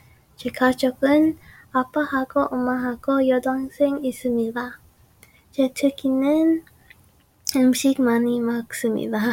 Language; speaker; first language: Korean; non-native, learner; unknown